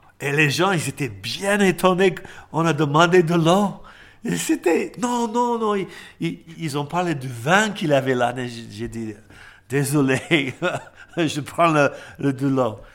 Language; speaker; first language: French; non-native, fluent; English